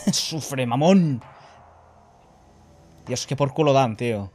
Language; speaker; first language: Spanish; native; Spanish